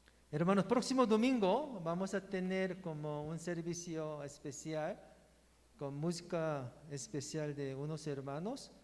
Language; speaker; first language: Spanish; non-native, learner; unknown